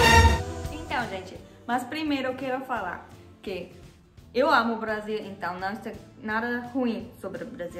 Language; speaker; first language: Portuguese; non-native, learner; German